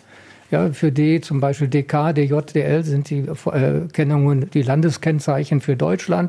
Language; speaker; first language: German; native; German